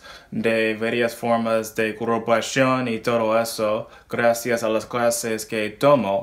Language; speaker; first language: Spanish; non-native, learner; English